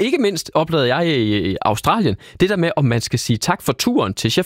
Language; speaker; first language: Danish; native; Danish